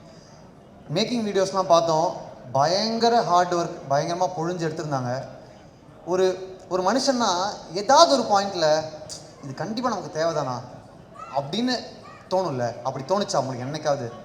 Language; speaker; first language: Tamil; native; Tamil